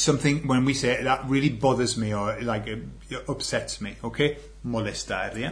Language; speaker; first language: English; native; English